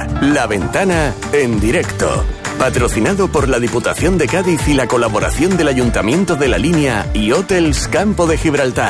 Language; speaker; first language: Spanish; native; Spanish